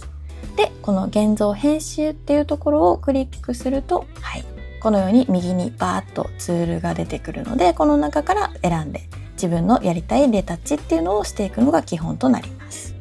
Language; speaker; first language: Japanese; native; Japanese